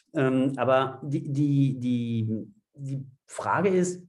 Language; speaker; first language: German; non-native, fluent; French